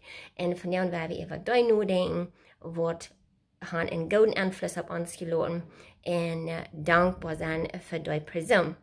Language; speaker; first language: German; non-native, learner; Plautdietsch